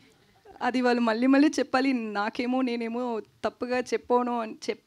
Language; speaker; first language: Telugu; non-native, learner; Tamil